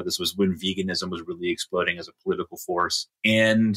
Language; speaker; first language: English; native; English